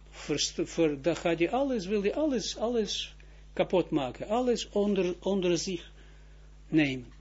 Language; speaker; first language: Dutch; non-native, fluent; Russian